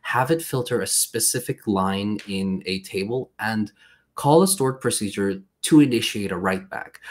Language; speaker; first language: English; non-native, fluent; Swedish